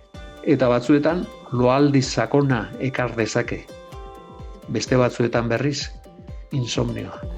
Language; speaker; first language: Basque; native; Basque